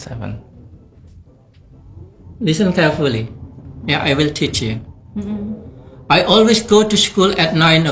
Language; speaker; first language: English; non-native, fluent; Indonesian